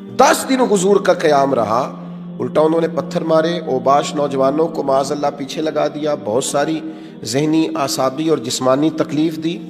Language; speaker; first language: Urdu; native; Urdu